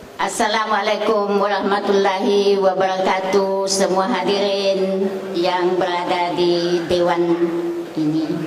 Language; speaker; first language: Malay; native; Malay